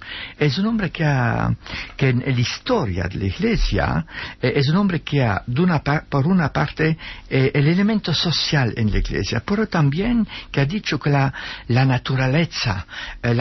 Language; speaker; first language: Spanish; non-native, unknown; Dutch